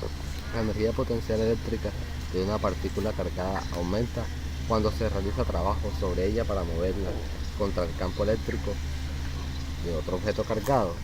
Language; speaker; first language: Spanish; native; Spanish